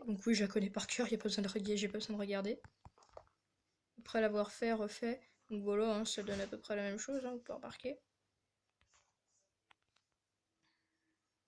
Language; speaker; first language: French; native; French